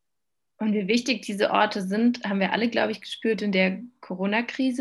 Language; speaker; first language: German; native; German